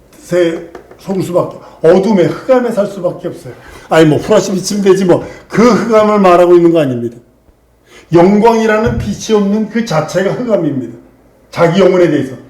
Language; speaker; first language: Korean; native; Korean